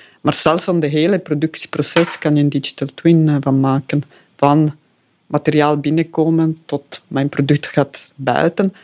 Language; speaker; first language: Dutch; non-native, fluent; Italian